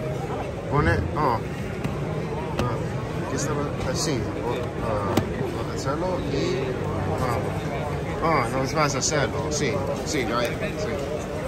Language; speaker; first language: Spanish; early bilingual, heritage; English